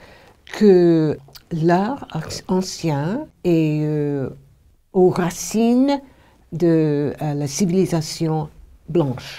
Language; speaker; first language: French; non-native, fluent; English